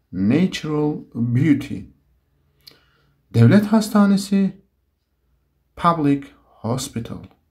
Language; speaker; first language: English; non-native, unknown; Turkish